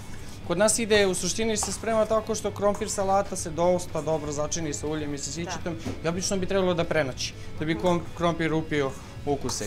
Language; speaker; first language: Serbian; native; Serbian